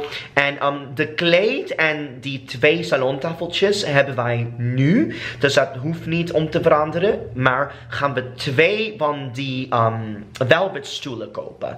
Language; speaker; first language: Dutch; non-native, fluent; English